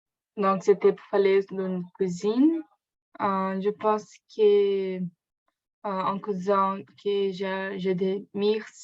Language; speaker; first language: French; non-native, learner; Portuguese